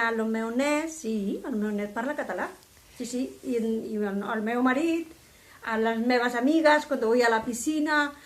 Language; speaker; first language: Catalan; non-native, local second language; Spanish